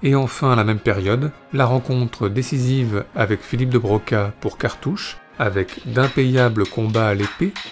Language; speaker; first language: French; native; French